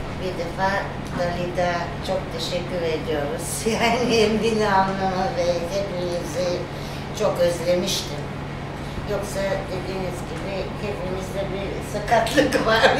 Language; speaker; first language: Turkish; non-native, fluent; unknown